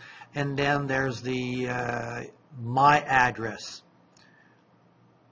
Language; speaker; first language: English; non-native, fluent; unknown